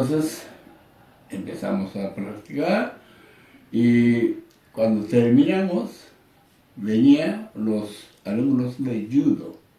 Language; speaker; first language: Spanish; non-native, learner; Japanese